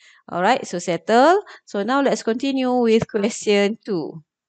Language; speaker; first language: English; non-native, local second language; Malay